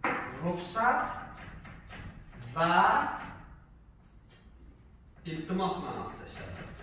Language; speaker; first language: Turkish; non-native, fluent; Uzbek